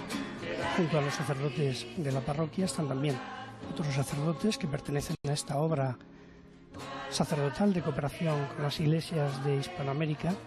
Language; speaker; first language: Spanish; native; Spanish